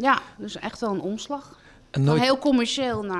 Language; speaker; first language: Dutch; native; Dutch